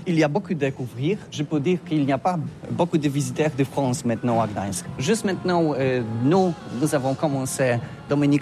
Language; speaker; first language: French; non-native, learner; Polish